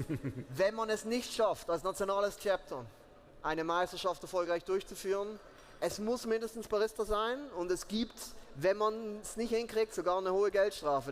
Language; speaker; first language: German; native; German